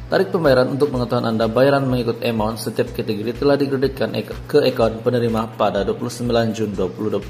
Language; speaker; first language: Malay; native; Malay